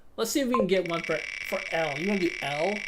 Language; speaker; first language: English; native; English